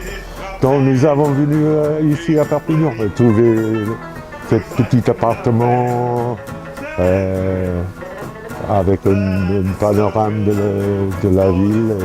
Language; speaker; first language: French; non-native, fluent; English